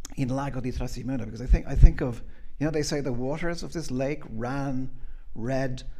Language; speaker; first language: English; native; English